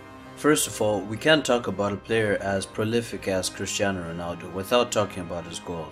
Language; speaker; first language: English; native; English